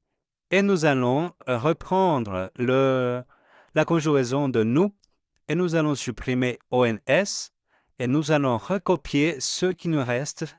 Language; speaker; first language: French; non-native, fluent; Spanish